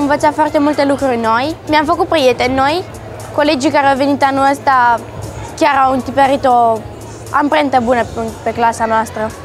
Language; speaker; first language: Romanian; non-native, local second language; Russian